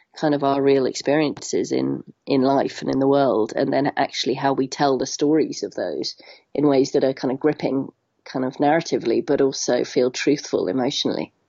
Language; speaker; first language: English; native; English